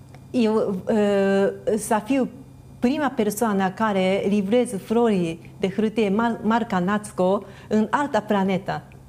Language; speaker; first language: Romanian; non-native, fluent; Japanese